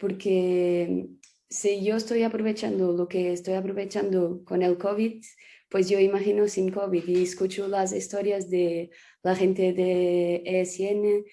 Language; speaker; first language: Spanish; non-native, fluent; Portuguese